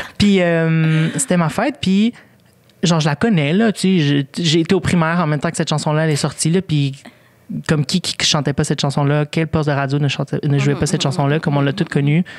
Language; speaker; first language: French; early bilingual, other home language; Spanish